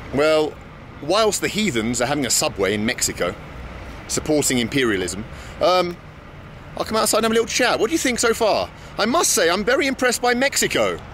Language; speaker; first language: English; native; English